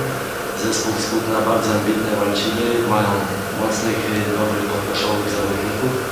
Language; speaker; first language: Polish; non-native, fluent; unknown